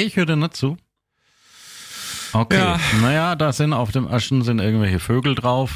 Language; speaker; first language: German; native; German